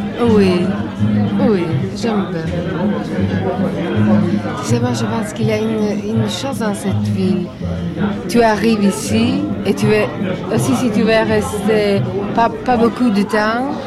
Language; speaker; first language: French; non-native, learner; Italian